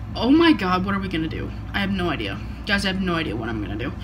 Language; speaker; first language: English; native; English